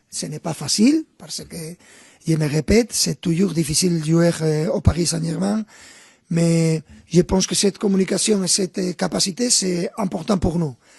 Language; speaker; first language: French; non-native, fluent; Spanish